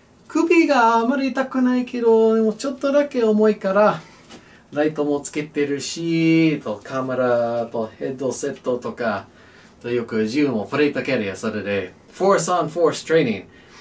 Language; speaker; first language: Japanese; non-native, learner; English